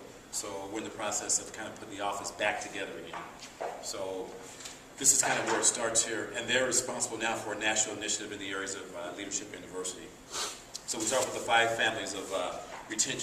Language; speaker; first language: English; native; English